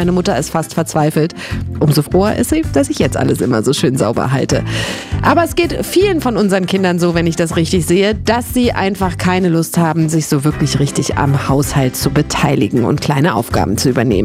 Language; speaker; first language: German; native; German